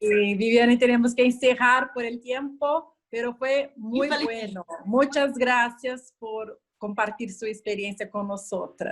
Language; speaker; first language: Spanish; non-native, learner; Portuguese